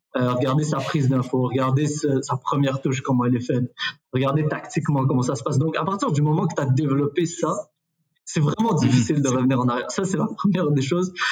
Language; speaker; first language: French; early bilingual, other home language; Arabic